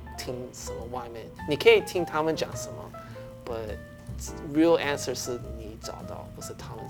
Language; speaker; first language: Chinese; early bilingual, heritage; English